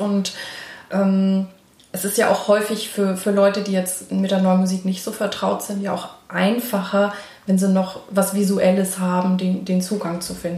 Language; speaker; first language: German; native; German